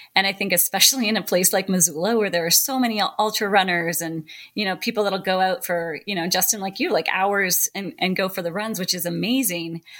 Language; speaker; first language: English; native; English